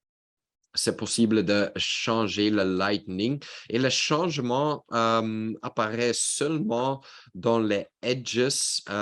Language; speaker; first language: French; non-native, local second language; Dutch